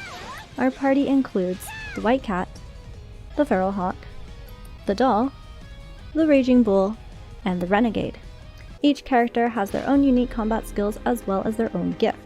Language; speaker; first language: English; native; English